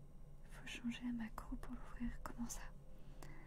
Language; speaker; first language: French; native; French